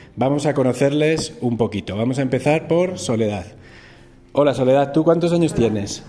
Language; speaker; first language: Spanish; native; Spanish